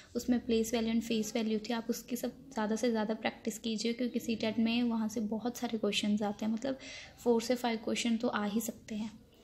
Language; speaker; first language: Hindi; non-native, local second language; Punjabi